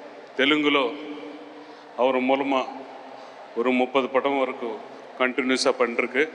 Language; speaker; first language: Tamil; non-native, learner; Telugu